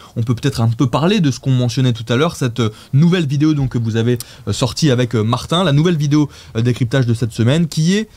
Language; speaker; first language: French; native; French